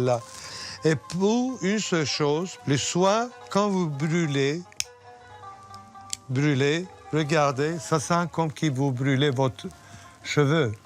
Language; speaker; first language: French; non-native, fluent; Turkish